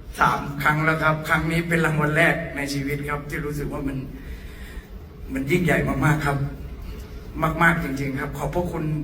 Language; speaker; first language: Thai; native; Thai